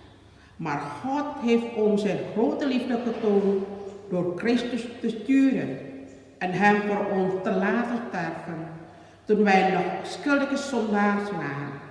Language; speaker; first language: Dutch; non-native, learner; Indonesian